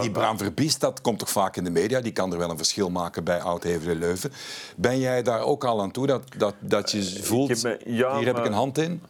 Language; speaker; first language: Dutch; native; Dutch